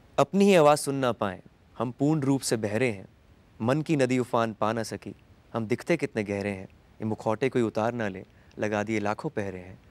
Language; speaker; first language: Hindi; native; Hindi